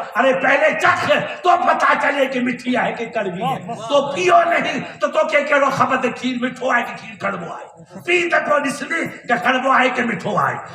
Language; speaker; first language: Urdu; non-native, local second language; Sindhi